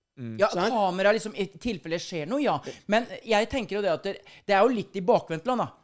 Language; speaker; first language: Norwegian; native; Norwegian